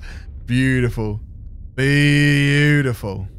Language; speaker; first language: English; native; English